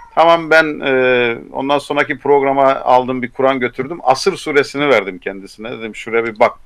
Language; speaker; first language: Turkish; native; Turkish